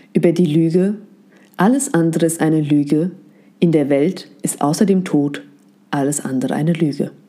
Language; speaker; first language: German; native; German